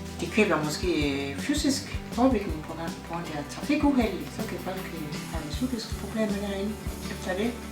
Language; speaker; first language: Danish; non-native, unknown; Swahili